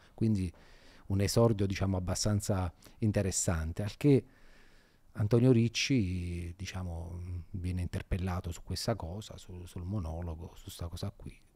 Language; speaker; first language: Italian; native; Italian